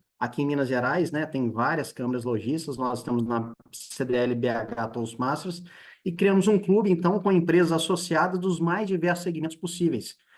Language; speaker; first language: Portuguese; native; Portuguese